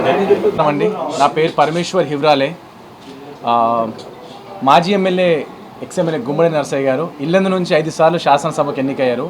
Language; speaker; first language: Telugu; native; Telugu